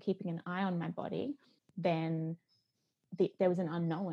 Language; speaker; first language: English; native; English